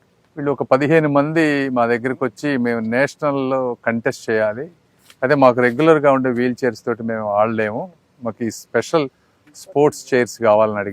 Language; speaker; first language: Telugu; native; Telugu